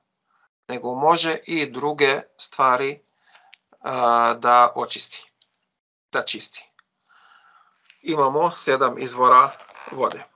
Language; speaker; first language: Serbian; non-native, fluent; Arabic